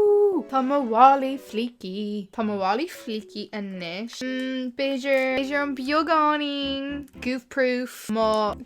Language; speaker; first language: Irish; non-native, local second language; English